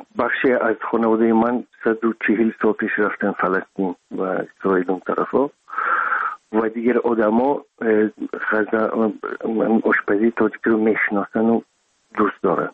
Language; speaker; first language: Persian; non-native, local second language; Russian